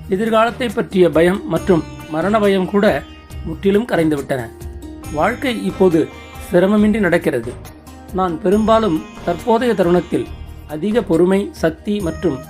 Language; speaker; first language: Tamil; native; Tamil